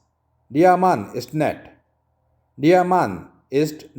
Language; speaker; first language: German; non-native, learner; Urdu